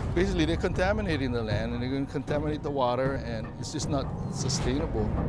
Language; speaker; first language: English; non-native, fluent; Chinese